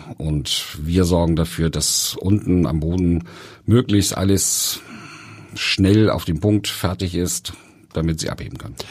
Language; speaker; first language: German; native; German